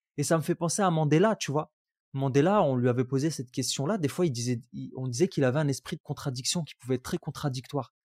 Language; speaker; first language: French; non-native, local second language; Arabic